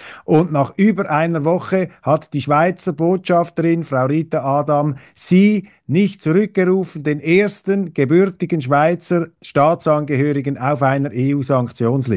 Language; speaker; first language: German; native; German